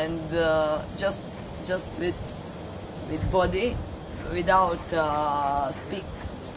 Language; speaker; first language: English; non-native, learner; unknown